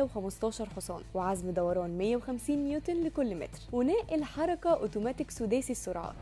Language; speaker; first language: Arabic; native; Arabic